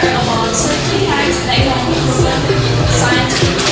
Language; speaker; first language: English; non-native, learner; Indonesian